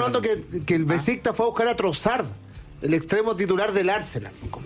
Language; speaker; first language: Spanish; native; Spanish